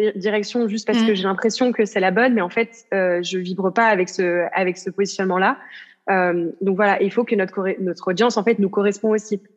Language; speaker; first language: French; native; French